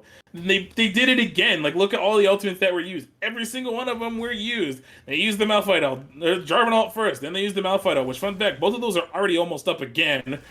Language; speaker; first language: English; native; English